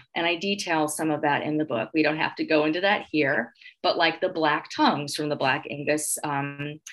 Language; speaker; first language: English; native; English